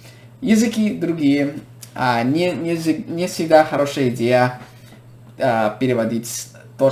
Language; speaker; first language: Russian; non-native, fluent; English